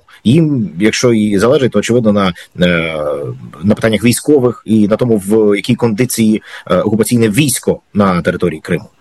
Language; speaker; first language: Ukrainian; native; Ukrainian